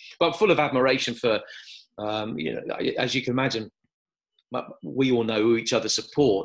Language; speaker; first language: English; native; English